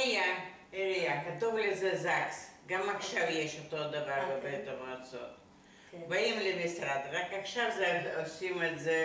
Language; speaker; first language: Hebrew; non-native, fluent; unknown